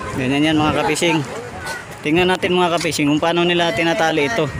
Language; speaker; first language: Filipino; native; Filipino